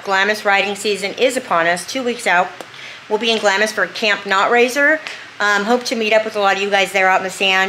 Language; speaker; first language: English; native; English